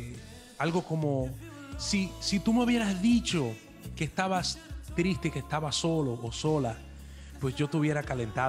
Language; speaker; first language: Spanish; early bilingual, heritage; Spanish